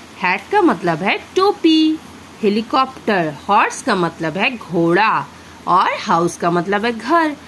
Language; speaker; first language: Hindi; non-native, local second language; Bangla